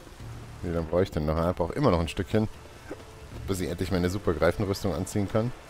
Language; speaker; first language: German; native; German